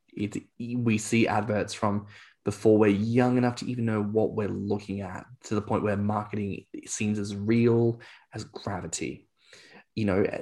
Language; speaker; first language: English; native; English